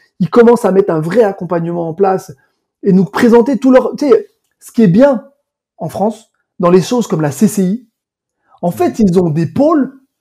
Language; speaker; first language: French; early bilingual, other home language; Arabic